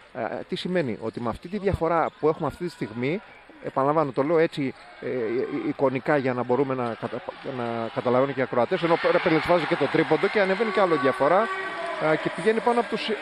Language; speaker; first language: Greek; native; Greek